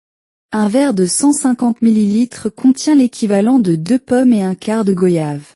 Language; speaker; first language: French; non-native, learner; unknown